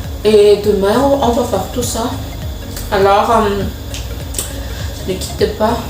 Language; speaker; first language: French; non-native, local second language; Malagasy